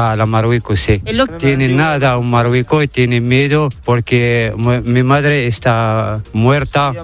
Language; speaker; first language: Spanish; non-native, learner; Arabic